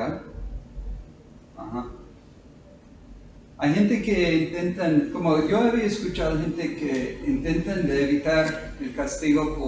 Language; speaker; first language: Spanish; non-native, fluent; English